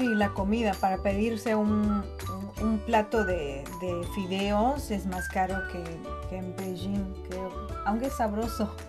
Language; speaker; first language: Spanish; non-native, fluent; Chinese